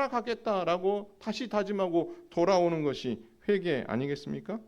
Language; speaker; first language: Korean; native; Korean